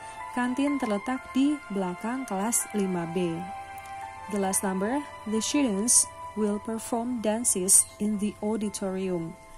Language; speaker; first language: English; non-native, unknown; Indonesian